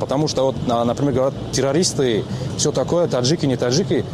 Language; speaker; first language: Russian; non-native, local second language; Tajik